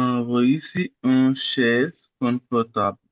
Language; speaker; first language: French; non-native, learner; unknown